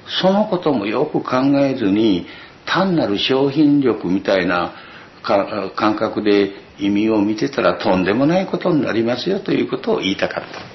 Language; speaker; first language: Japanese; native; Japanese